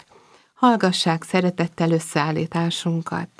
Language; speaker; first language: Hungarian; native; Hungarian